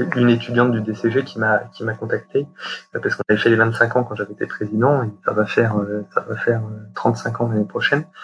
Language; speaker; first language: French; native; French